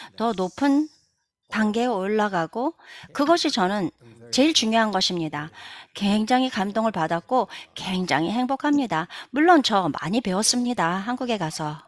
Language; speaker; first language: Korean; native; Korean